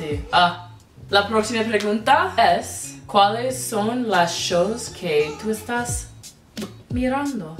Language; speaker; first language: Spanish; non-native, learner; English